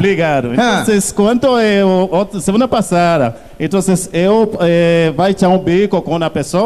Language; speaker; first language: Portuguese; non-native, learner; Haitian Creole